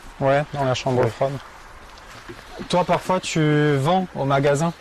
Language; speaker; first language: French; native; French